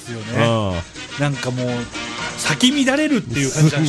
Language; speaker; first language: Japanese; native; Japanese